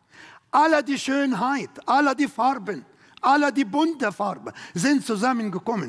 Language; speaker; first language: German; non-native, learner; Arabic